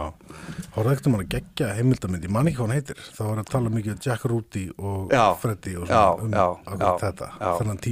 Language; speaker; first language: Icelandic; native; Icelandic